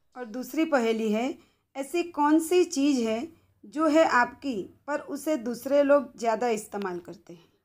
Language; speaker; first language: Hindi; non-native, local second language; Gujarati